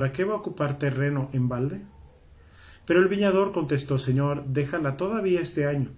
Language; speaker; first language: Spanish; native; Spanish